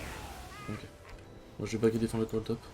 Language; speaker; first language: French; native; French